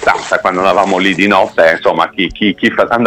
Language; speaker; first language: Italian; native; Italian